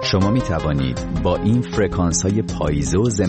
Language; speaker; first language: Persian; native; Persian